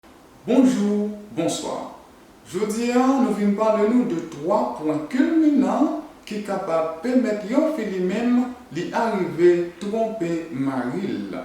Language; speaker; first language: French; non-native, learner; Haitian Creole